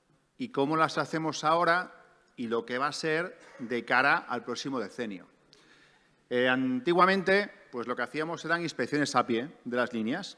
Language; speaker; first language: Spanish; native; Spanish